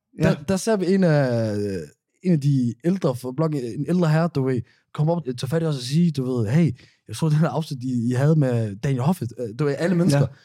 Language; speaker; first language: Danish; early bilingual, other home language; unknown